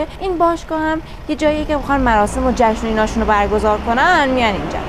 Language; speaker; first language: Persian; native; Persian